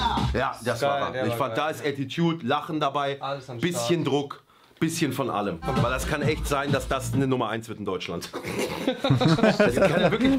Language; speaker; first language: German; native; German